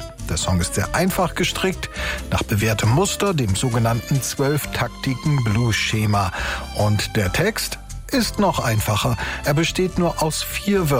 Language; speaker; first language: German; native; German